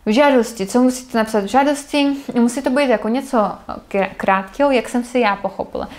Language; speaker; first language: Czech; non-native, fluent; Russian